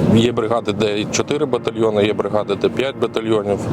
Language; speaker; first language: Ukrainian; early bilingual, other home language; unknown